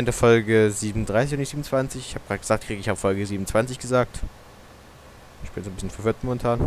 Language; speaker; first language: German; native; German